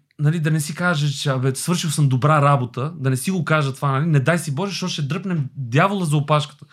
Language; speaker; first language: Bulgarian; early bilingual, other home language; Albanian